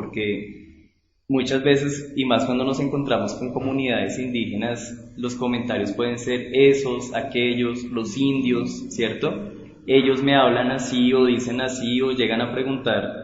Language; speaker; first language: Spanish; native; Spanish